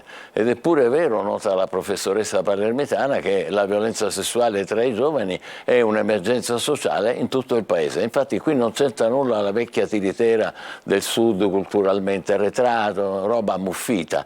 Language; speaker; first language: Italian; native; Italian